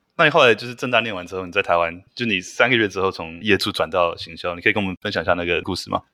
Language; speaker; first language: Chinese; native; Chinese